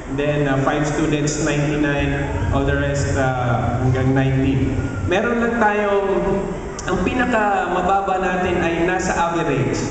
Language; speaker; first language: Filipino; non-native, local second language; Cebuano